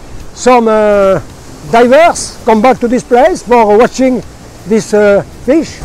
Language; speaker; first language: English; non-native, learner; French